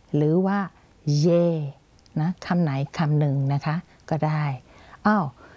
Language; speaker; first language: Thai; non-native, fluent; Burmese